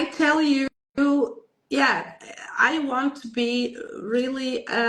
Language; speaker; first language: English; non-native, learner; Portuguese